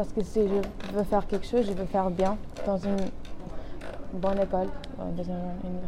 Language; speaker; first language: French; non-native, learner; Spanish